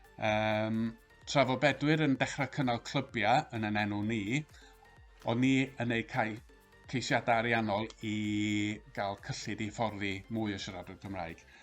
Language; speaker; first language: Welsh; native; Welsh